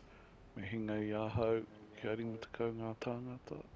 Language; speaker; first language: Māori; non-native, local second language; English